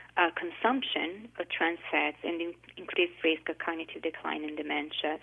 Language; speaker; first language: English; non-native, fluent; Italian